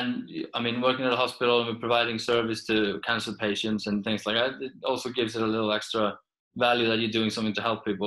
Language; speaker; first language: English; non-native, fluent; Icelandic